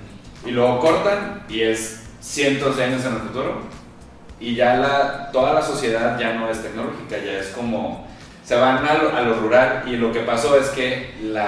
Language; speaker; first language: Spanish; native; Spanish